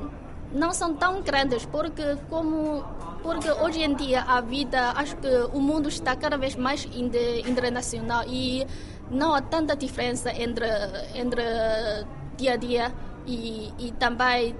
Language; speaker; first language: Portuguese; non-native, fluent; Chinese